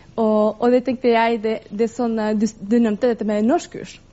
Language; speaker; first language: Norwegian; non-native, fluent; Spanish